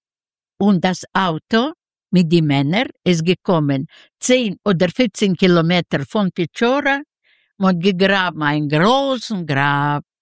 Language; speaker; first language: German; non-native, learner; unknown